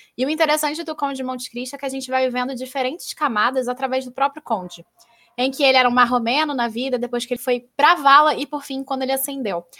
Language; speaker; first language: Portuguese; native; Portuguese